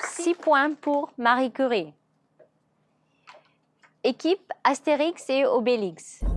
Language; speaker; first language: French; non-native, fluent; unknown